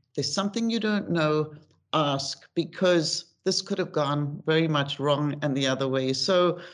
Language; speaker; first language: English; native; English